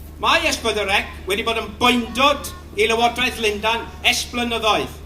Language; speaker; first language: Welsh; native; Welsh